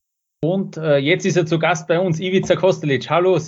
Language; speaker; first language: German; native; German